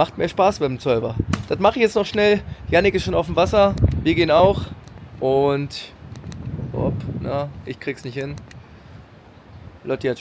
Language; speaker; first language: German; native; German